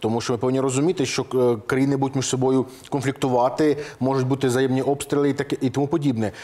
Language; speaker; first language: Ukrainian; native; Ukrainian